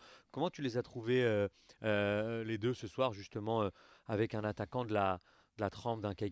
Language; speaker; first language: French; native; French